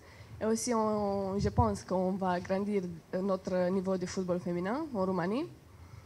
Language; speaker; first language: French; non-native, learner; Romanian